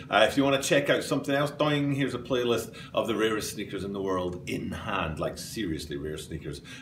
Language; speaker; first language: English; native; English